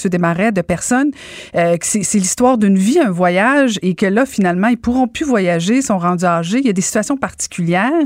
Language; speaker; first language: French; native; French